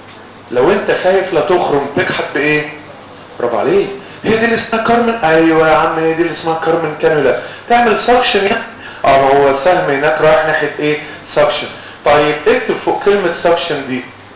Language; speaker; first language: Arabic; native; Arabic